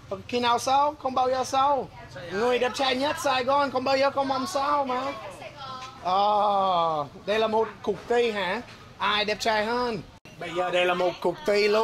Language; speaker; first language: Vietnamese; non-native, learner; English